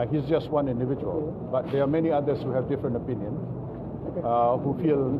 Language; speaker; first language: English; non-native, local second language; Malay